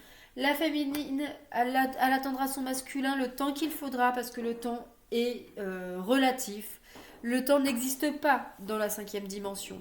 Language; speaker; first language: French; native; French